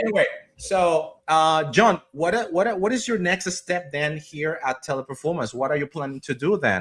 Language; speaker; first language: English; non-native, fluent; Spanish